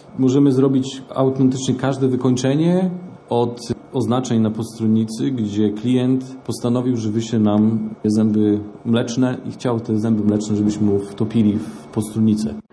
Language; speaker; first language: Polish; native; Polish